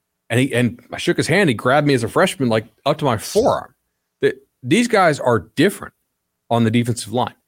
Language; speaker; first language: English; native; English